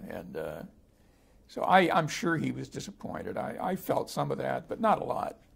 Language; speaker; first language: English; native; English